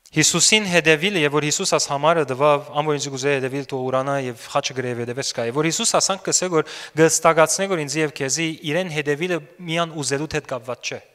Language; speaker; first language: Armenian; early bilingual, heritage; Armenian